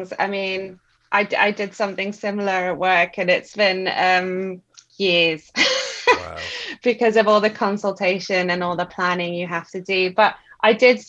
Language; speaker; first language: English; native; English